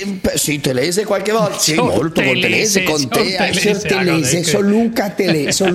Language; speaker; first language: Italian; native; Italian